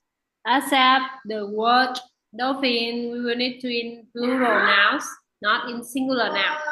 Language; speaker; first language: English; non-native, fluent; Vietnamese